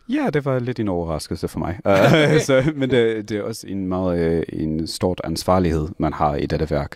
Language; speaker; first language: Danish; non-native, fluent; English